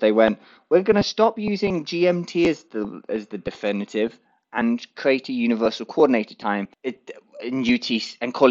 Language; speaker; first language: English; native; English